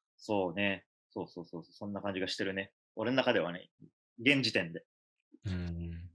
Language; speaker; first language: Japanese; early bilingual, other home language; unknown